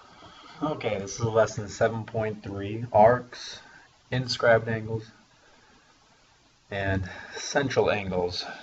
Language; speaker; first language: English; native; English